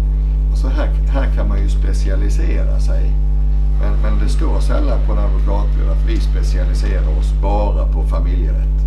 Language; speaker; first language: Swedish; native; Swedish